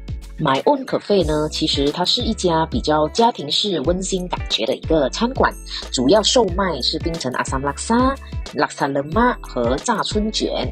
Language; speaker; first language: Chinese; native; Chinese